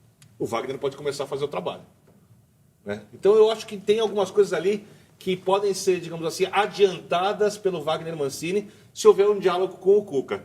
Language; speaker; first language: Portuguese; native; Portuguese